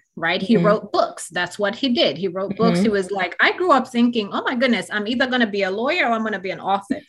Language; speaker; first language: English; non-native, local second language; Ganda